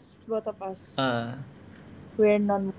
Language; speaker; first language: English; non-native, learner; Indonesian